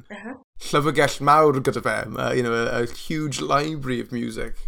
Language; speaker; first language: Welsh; non-native, learner; English